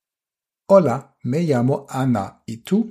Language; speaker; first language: Spanish; non-native, fluent; German